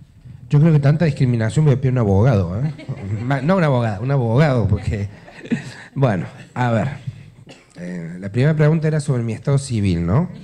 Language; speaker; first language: Spanish; native; Spanish